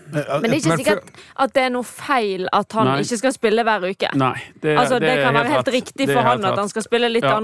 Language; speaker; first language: Norwegian; native; Norwegian